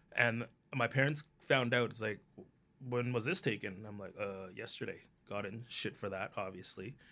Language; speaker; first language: English; early bilingual, other home language; Cantonese